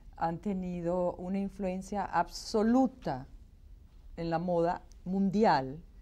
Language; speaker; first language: Spanish; native; Spanish